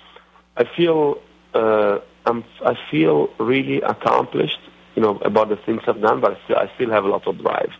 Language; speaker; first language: English; non-native, fluent; Italian